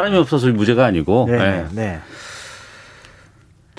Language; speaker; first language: Korean; native; Korean